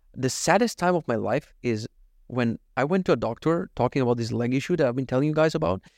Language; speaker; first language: English; non-native, fluent; Macedonian